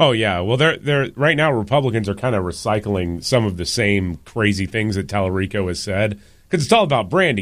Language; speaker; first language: English; native; English